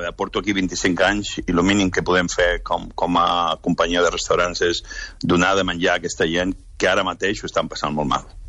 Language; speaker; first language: Catalan; non-native, local second language; Spanish